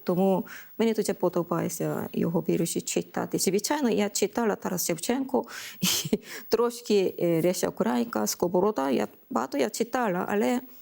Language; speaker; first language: Ukrainian; non-native, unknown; Korean